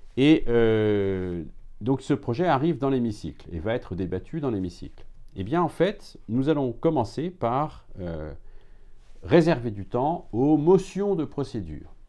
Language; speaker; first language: French; native; French